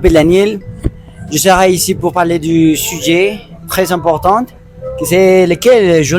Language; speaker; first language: French; non-native, learner; Spanish